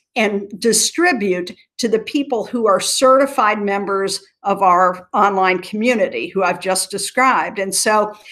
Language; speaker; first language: English; native; English